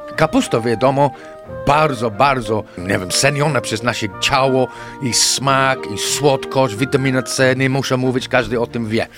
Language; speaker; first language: Polish; non-native, fluent; English